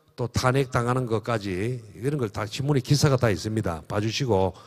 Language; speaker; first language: Korean; native; Korean